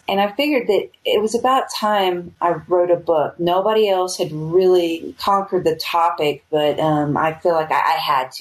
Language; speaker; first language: English; native; English